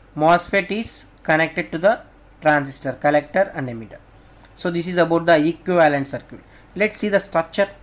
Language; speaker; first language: English; non-native, local second language; Telugu